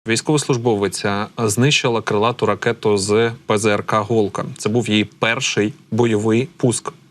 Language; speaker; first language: Ukrainian; native; Ukrainian